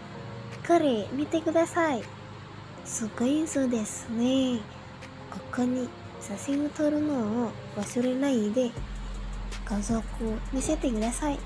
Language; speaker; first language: Japanese; non-native, learner; Indonesian